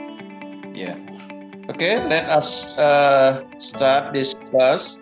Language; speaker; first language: English; non-native, learner; Indonesian